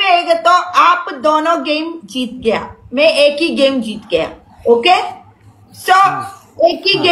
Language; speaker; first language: Hindi; non-native, learner; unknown